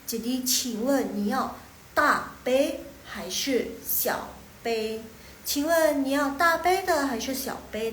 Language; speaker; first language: Chinese; non-native, fluent; Indonesian